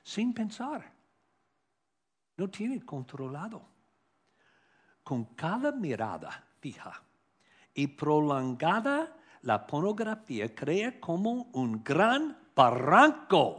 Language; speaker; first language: Spanish; non-native, learner; English